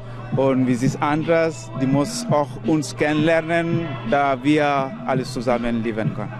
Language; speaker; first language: German; non-native, learner; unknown